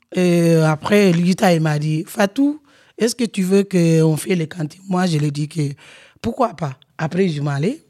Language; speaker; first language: French; non-native, local second language; Wolof